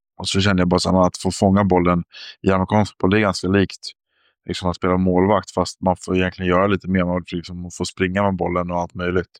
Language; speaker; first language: Swedish; native; Swedish